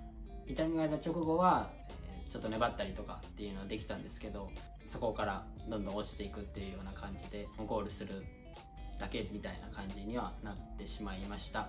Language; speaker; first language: Japanese; native; Japanese